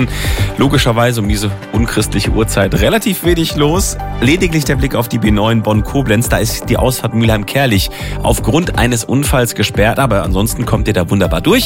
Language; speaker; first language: German; native; German